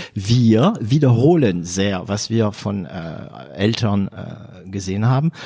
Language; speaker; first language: German; non-native, fluent; French